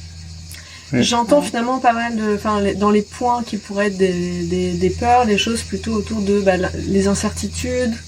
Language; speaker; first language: French; native; French